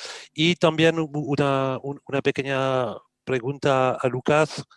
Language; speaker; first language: Spanish; non-native, fluent; French